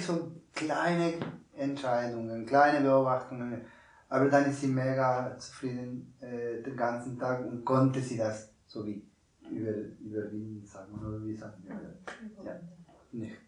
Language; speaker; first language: German; non-native, learner; Spanish